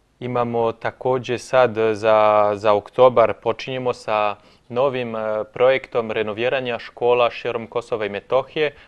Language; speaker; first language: Croatian; non-native, fluent; French